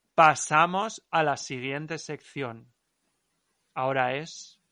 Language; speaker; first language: Spanish; non-native, local second language; Catalan